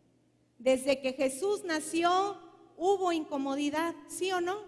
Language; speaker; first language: Spanish; native; Spanish